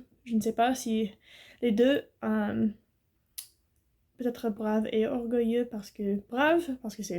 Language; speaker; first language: French; non-native, learner; English